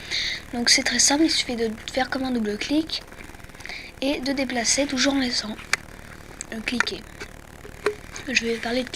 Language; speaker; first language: French; native; French